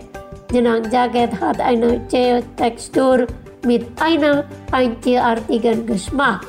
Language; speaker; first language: German; non-native, fluent; Indonesian